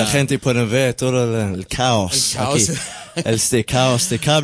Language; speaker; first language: Spanish; non-native, learner; English